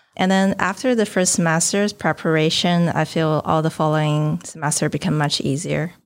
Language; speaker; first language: English; non-native, fluent; Chinese